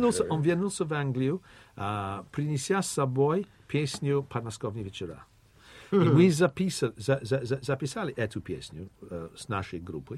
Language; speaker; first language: Russian; non-native, fluent; English